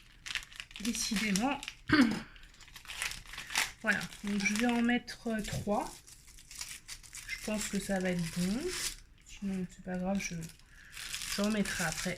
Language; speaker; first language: French; native; French